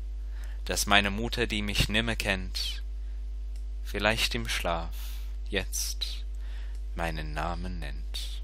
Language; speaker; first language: German; non-native, fluent; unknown